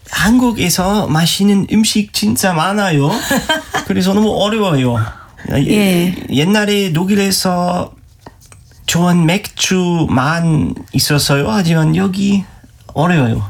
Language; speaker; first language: Korean; non-native, learner; German